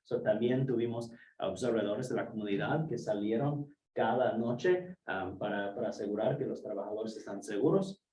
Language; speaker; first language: Spanish; non-native, fluent; English